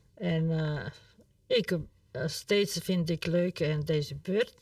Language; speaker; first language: Dutch; non-native, learner; Serbian